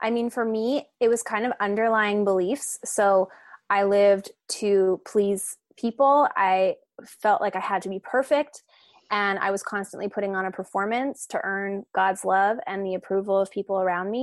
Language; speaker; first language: English; native; English